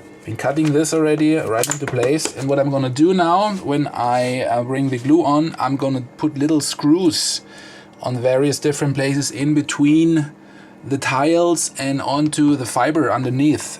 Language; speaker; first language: English; non-native, fluent; German